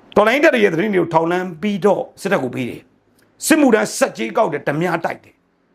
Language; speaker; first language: Burmese; native; Burmese